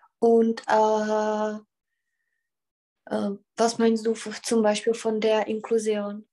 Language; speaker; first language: German; non-native, fluent; Czech